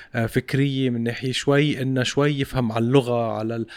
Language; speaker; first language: Arabic; native; Arabic